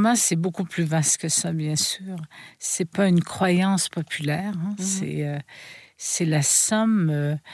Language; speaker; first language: French; native; French